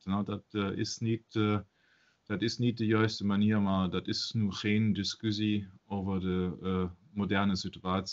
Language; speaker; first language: Dutch; non-native, learner; German